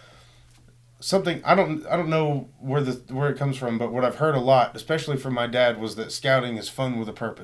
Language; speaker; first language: English; native; English